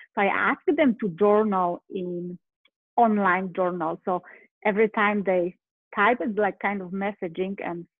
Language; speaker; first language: English; non-native, fluent; Polish